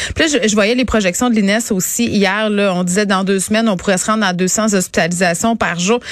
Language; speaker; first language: French; native; French